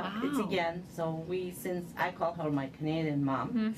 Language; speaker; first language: English; non-native, fluent; Uzbek